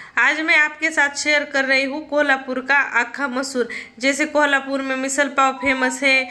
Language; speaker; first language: Hindi; non-native, local second language; Marathi